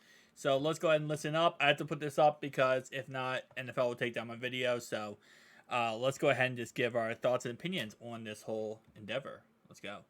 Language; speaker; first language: English; native; English